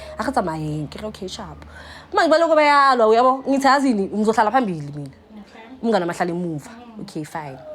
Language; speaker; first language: Zulu; native; Zulu